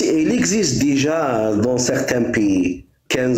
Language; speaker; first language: French; non-native, local second language; Arabic